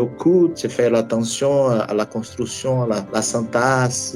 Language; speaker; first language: French; non-native, learner; Portuguese